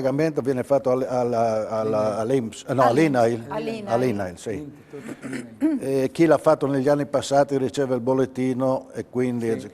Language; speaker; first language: Italian; native; Italian